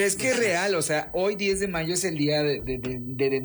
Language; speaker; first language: Spanish; native; Spanish